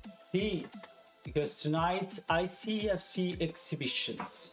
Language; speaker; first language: English; non-native, fluent; Italian